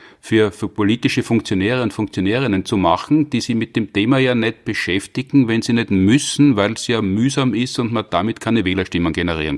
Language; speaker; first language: German; native; German